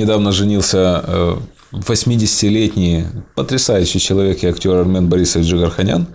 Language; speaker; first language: Russian; native; Russian